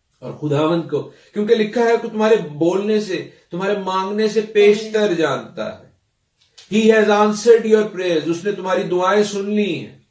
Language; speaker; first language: Urdu; non-native, local second language; Punjabi